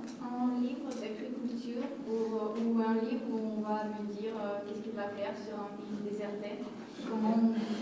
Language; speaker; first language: French; non-native, learner; Russian